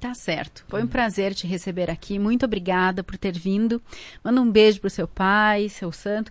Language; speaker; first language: Portuguese; native; Portuguese